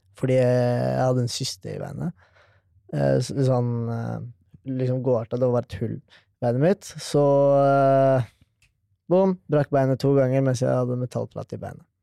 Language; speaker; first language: Norwegian; early bilingual, other home language; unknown